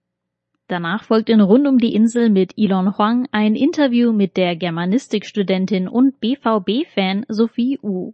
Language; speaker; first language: German; native; German